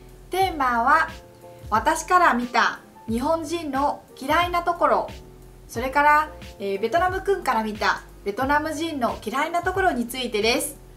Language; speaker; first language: Japanese; non-native, fluent; Vietnamese